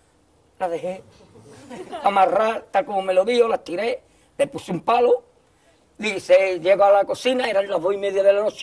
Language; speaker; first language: Spanish; native; Spanish